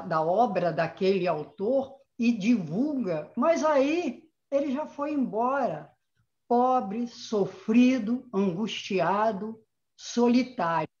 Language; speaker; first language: Portuguese; native; Portuguese